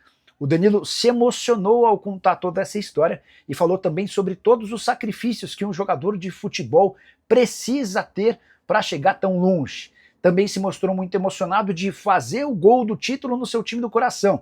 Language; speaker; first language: Portuguese; native; Portuguese